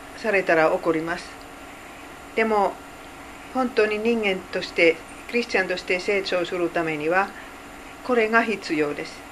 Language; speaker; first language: Japanese; non-native, fluent; Finnish